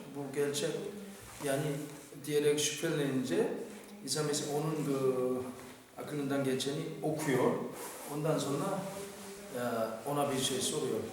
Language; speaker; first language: Turkish; non-native, fluent; Korean